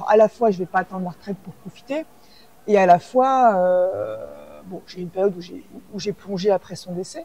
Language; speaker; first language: French; native; French